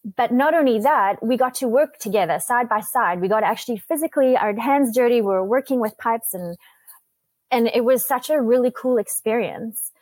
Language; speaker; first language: English; native; English